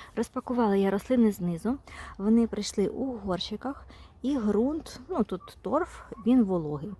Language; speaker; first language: Ukrainian; non-native, local second language; Russian